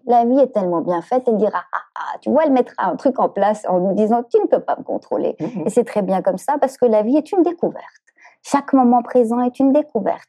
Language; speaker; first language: French; native; French